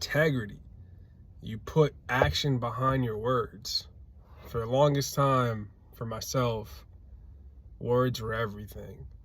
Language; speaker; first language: English; native; English